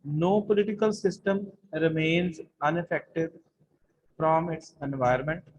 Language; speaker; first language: English; non-native, local second language; Punjabi